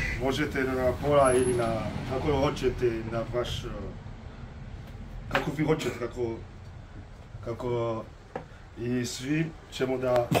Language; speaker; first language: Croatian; non-native, learner; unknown